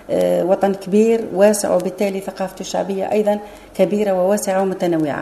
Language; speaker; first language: Arabic; native; Arabic